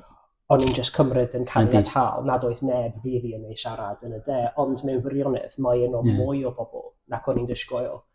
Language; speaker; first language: Welsh; non-native, fluent; English